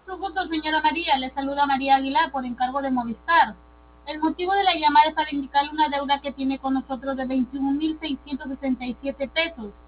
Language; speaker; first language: Spanish; native; Spanish